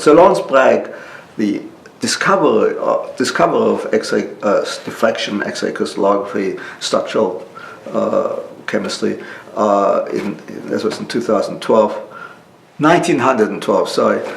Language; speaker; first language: English; non-native, local second language; German